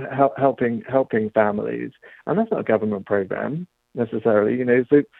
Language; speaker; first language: English; native; English